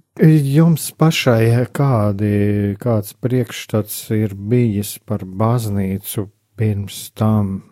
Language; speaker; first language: Latvian; native; Latvian